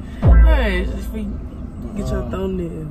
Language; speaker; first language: English; native; English